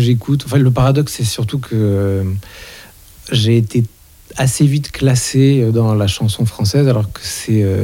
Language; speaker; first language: French; native; French